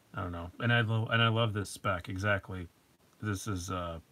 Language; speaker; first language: English; native; English